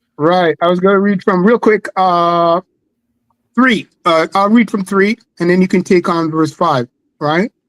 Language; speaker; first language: English; native; English